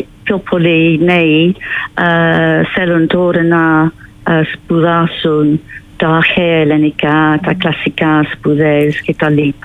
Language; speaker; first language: Greek; non-native, fluent; English